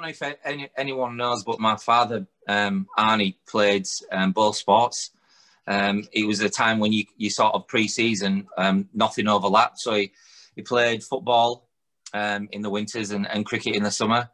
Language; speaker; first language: English; native; English